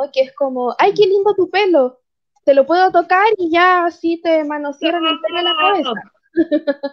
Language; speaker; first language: Spanish; native; Spanish